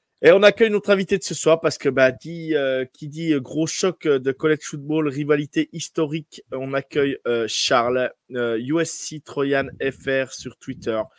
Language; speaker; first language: French; native; French